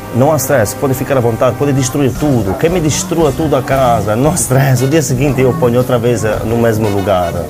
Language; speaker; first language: Portuguese; non-native, fluent; Italian